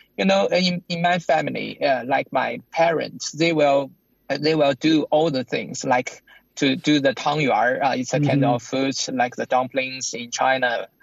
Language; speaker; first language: English; non-native, fluent; Chinese